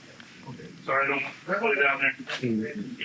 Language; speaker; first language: English; native; English